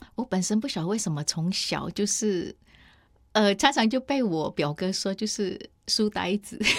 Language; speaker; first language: Chinese; non-native, fluent; Vietnamese